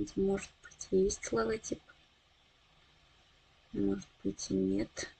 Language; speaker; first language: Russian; non-native, local second language; Kazakh